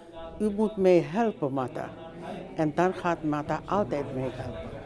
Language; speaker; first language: Dutch; non-native, learner; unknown